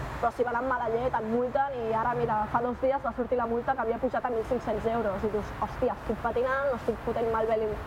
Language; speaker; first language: Catalan; native; Catalan